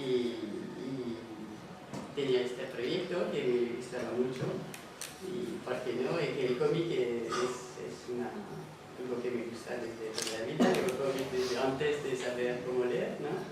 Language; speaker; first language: Spanish; non-native, fluent; French